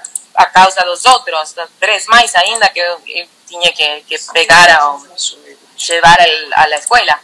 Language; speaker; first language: Portuguese; non-native, learner; Spanish